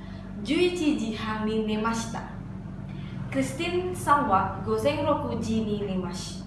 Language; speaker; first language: Japanese; non-native, learner; Indonesian